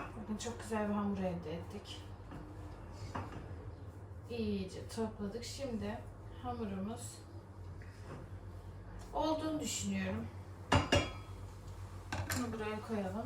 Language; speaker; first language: Turkish; native; Turkish